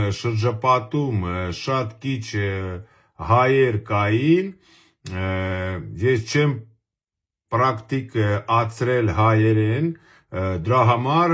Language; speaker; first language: Armenian; early bilingual, heritage; Armenian